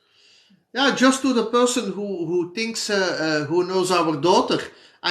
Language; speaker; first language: English; non-native, fluent; Dutch